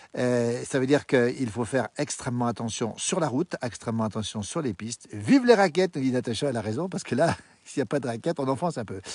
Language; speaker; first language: French; native; French